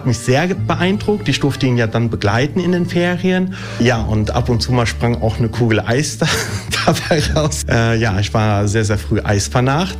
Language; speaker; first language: German; early bilingual, other home language; Italian